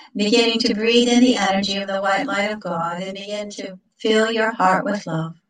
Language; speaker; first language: English; native; English